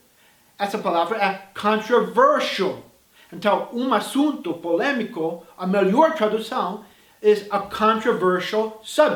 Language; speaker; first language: Portuguese; non-native, fluent; English